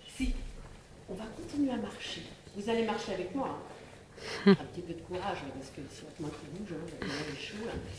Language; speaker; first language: French; native; French